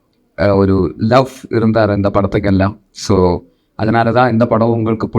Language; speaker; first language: Tamil; non-native, local second language; Malayalam